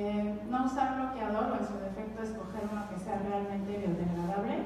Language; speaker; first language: Spanish; native; Spanish